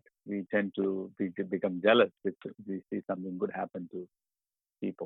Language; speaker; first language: English; non-native, local second language; Tamil